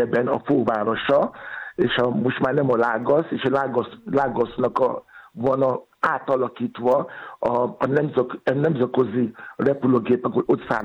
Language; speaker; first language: Hungarian; non-native, fluent; Yoruba